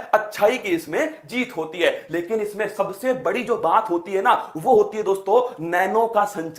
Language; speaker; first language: Hindi; native; Hindi